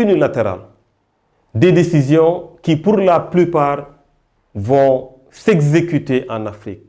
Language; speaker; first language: French; non-native, local second language; Wolof